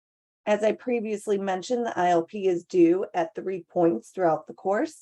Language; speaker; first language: English; native; English